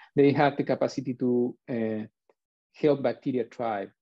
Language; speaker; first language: English; non-native, fluent; Spanish